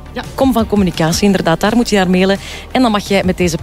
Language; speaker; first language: Dutch; native; Dutch